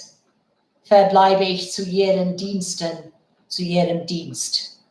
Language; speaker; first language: German; non-native, fluent; Bangla